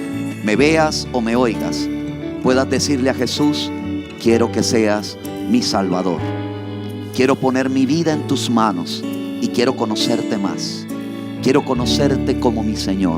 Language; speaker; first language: Spanish; native; Spanish